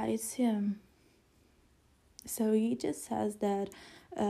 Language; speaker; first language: English; non-native, fluent; Italian